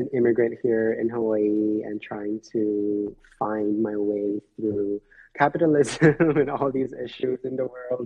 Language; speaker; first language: English; non-native, local second language; Filipino